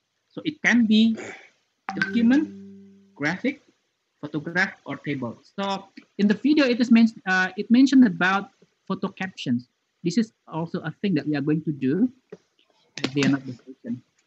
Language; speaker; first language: English; non-native, fluent; Indonesian